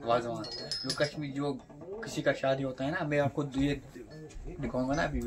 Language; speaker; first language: Hindi; non-native, local second language; Kashmiri